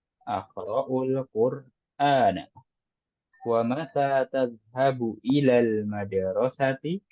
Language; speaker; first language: Arabic; non-native, fluent; Indonesian